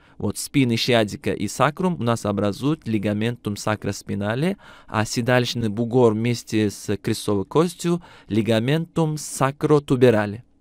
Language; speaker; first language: Russian; non-native, local second language; Uzbek